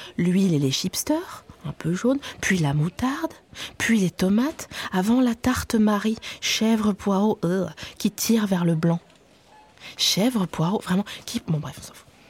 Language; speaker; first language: French; native; French